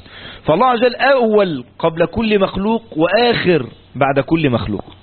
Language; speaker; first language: Arabic; native; Arabic